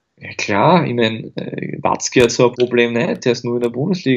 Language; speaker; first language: German; native; German